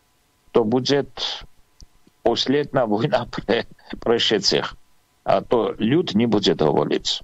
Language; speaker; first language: Slovak; non-native, fluent; Armenian